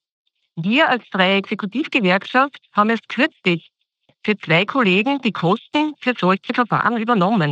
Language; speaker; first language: German; native; German